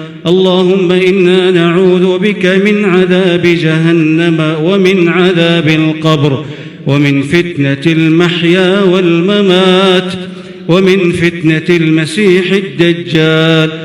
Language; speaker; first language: Arabic; native; Arabic